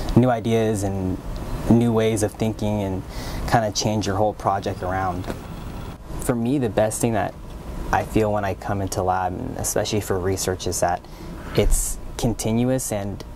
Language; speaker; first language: English; native; English